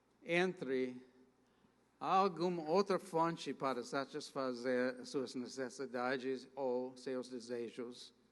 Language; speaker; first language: Portuguese; non-native, fluent; English